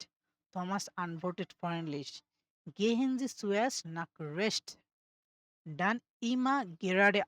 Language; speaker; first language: German; non-native, learner; Bangla